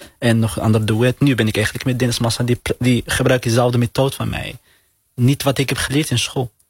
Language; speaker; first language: Dutch; non-native, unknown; Arabic